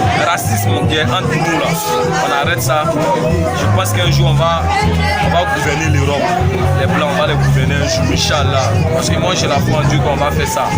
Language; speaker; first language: French; non-native, local second language; Bambara